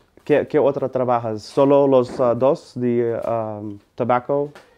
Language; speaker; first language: Spanish; non-native, learner; English